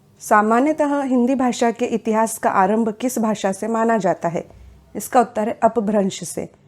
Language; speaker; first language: Hindi; native; Hindi